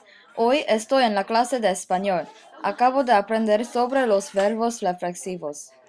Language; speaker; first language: Spanish; non-native, learner; English